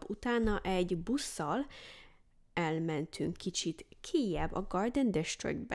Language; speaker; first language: Hungarian; early bilingual, heritage; English